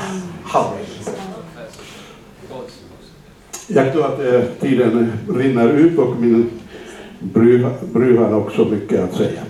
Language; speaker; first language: Swedish; non-native, fluent; Finnish